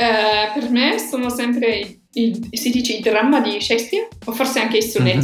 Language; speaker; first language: Italian; non-native, fluent; German